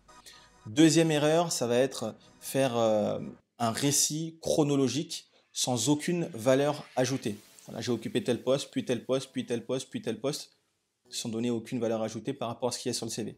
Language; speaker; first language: French; native; French